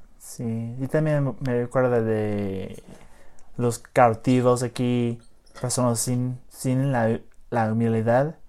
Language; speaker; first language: Spanish; early bilingual, heritage; English